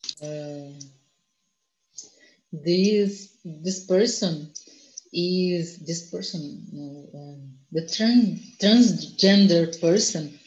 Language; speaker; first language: English; non-native, learner; Portuguese